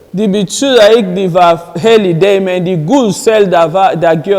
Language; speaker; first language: Swedish; non-native, fluent; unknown